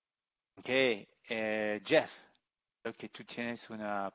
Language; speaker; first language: Spanish; non-native, fluent; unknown